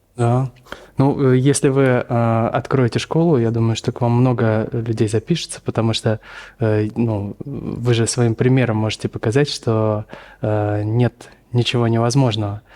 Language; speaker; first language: Russian; native; Russian